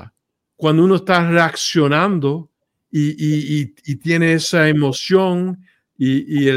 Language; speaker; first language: Spanish; early bilingual, heritage; Spanish